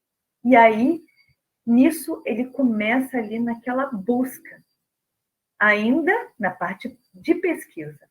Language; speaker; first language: Portuguese; native; Portuguese